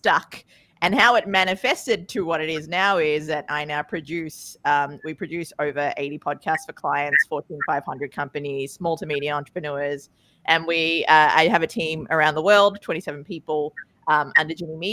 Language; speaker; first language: English; native; English